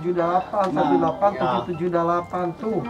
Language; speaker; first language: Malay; non-native, local second language; Sundanese